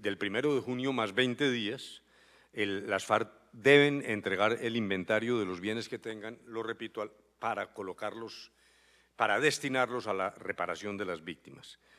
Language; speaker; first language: Spanish; native; Spanish